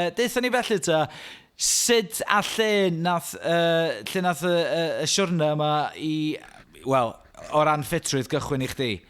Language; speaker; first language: Welsh; native; Welsh